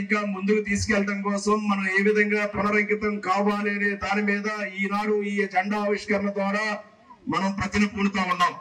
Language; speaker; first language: Telugu; native; Telugu